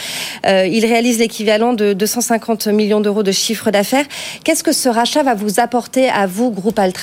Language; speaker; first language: French; native; French